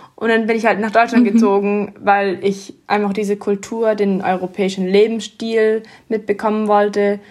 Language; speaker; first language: German; early bilingual, heritage; English